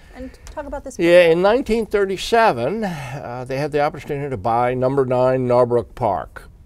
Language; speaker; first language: English; native; English